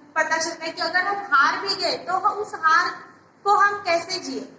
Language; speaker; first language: Hindi; non-native, local second language; Marathi